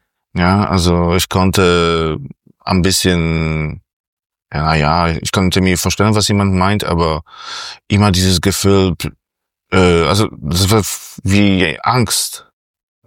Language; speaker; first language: German; non-native, fluent; Polish